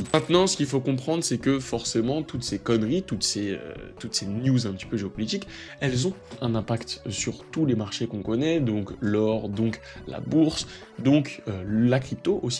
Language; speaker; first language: French; native; French